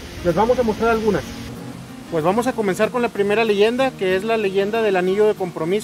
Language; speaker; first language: Spanish; native; Spanish